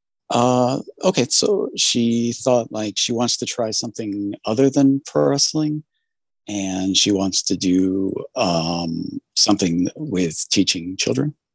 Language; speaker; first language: English; native; English